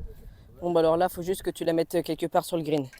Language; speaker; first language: French; native; French